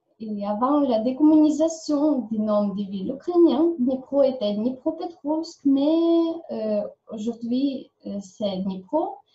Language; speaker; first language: French; non-native, learner; Ukrainian